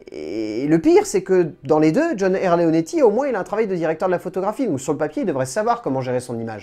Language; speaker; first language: French; native; French